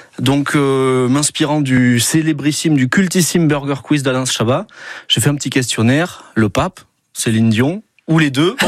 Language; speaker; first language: French; native; French